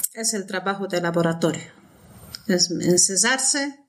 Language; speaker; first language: Spanish; native; Spanish